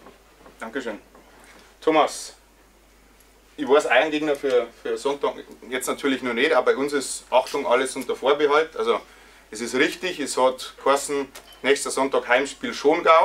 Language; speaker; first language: German; native; German